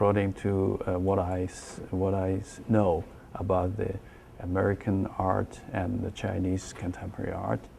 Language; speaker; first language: English; non-native, learner; Chinese